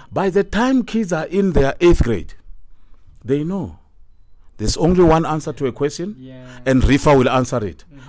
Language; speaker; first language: English; non-native, local second language; Tsonga